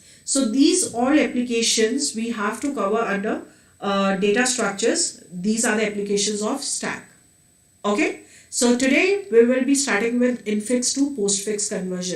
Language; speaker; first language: English; non-native, local second language; Hindi